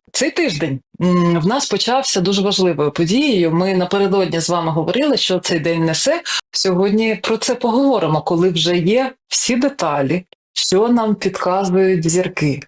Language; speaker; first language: Ukrainian; native; Ukrainian